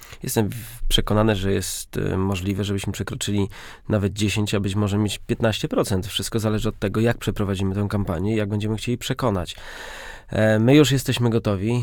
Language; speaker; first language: Polish; native; Polish